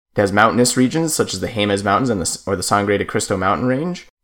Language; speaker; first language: English; native; English